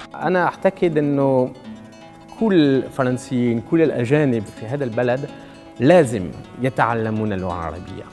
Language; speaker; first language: Arabic; non-native, fluent; French